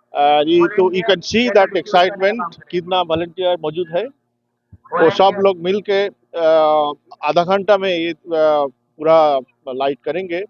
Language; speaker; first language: Hindi; non-native, local second language; Bangla